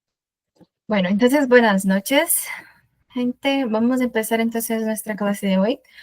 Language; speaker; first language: Spanish; non-native, fluent; Portuguese